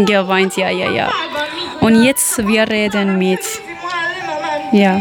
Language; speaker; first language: German; non-native, learner; Persian